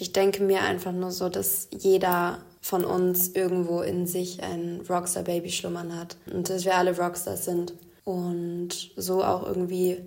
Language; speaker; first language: German; native; German